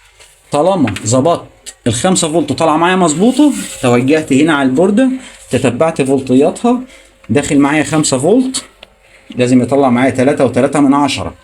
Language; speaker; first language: Arabic; native; Arabic